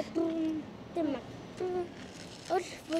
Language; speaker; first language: Danish; non-native, learner; Kalaallisut